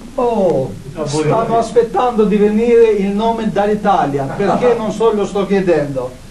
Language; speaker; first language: Italian; non-native, fluent; Albanian